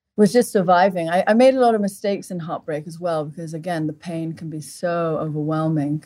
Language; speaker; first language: English; early bilingual, other home language; Portuguese